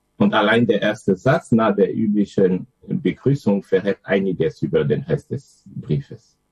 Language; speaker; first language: German; non-native, fluent; French